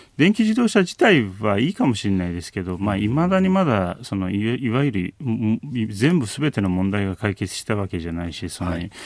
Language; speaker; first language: Japanese; non-native, fluent; Turkish